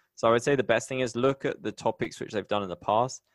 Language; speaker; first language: English; native; English